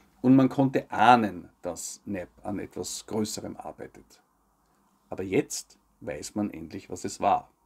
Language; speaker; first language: German; native; German